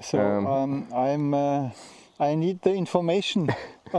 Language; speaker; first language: English; non-native, fluent; German